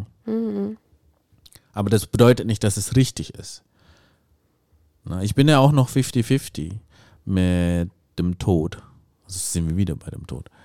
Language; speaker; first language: German; non-native, fluent; Indonesian